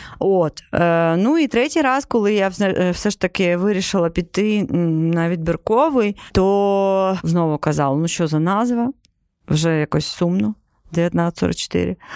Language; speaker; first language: Ukrainian; non-native, local second language; Crimean Tatar